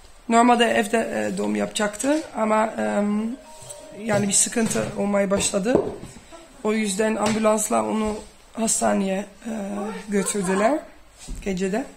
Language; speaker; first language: Turkish; early bilingual, heritage; Dutch